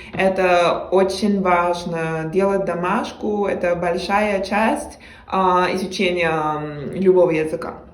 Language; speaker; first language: Russian; non-native, fluent; Spanish